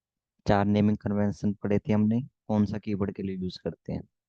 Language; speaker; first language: Hindi; native; Hindi